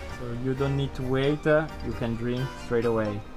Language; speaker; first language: English; non-native, learner; Italian